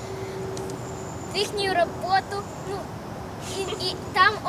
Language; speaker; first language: Russian; early bilingual, heritage; Russian